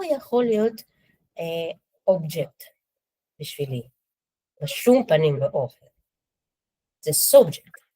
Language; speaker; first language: Hebrew; non-native, fluent; Russian